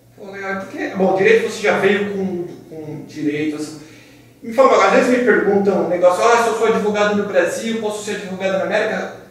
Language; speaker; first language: Portuguese; native; Portuguese